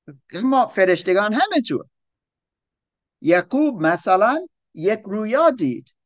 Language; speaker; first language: Persian; non-native, learner; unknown